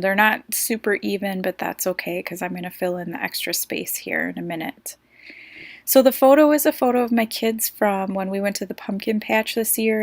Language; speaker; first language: English; native; English